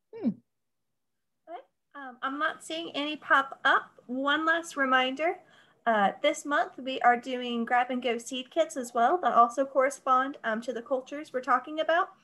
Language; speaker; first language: English; native; English